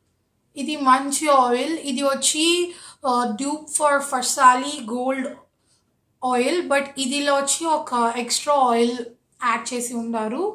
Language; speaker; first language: Telugu; native; Telugu